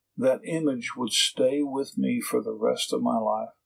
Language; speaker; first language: English; native; English